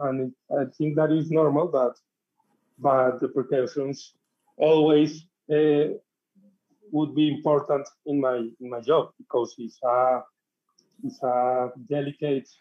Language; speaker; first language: English; non-native, learner; Spanish